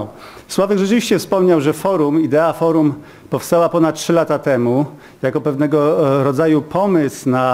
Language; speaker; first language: Polish; native; Polish